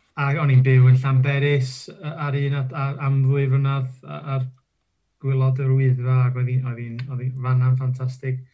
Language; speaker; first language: Welsh; non-native, local second language; English